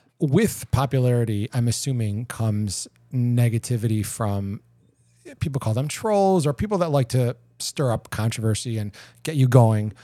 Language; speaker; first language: English; native; English